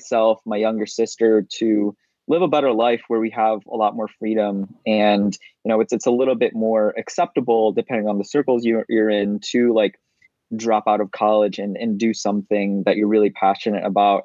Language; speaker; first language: English; native; English